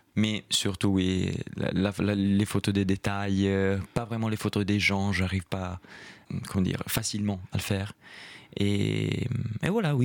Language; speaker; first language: French; non-native, fluent; Italian